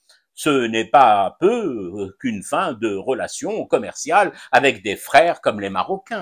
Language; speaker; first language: French; non-native, local second language; Arabic